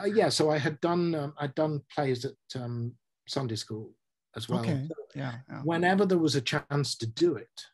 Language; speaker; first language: English; native; English